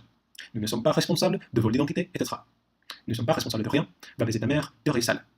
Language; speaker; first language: French; non-native, learner; Spanish